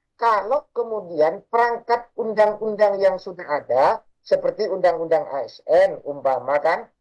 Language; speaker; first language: Indonesian; non-native, local second language; Madurese